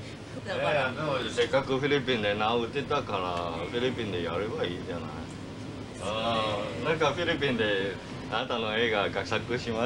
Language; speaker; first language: Japanese; non-native, fluent; Chinese